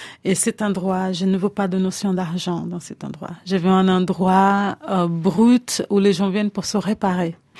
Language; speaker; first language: French; non-native, fluent; Portuguese